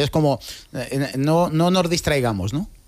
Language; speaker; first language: Spanish; native; Spanish